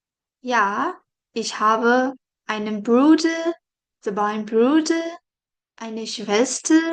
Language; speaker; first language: German; non-native, fluent; Burmese